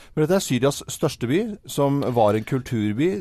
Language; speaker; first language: Norwegian; native; Norwegian